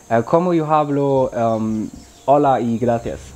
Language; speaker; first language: Spanish; non-native, learner; German